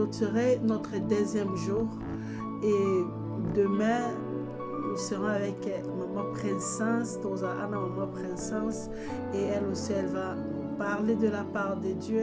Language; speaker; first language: French; non-native, local second language; Lingala